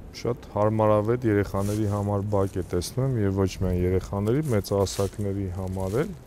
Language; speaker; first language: Armenian; native; Armenian